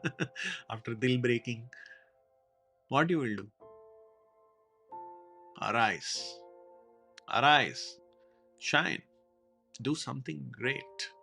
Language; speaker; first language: English; non-native, local second language; Hindi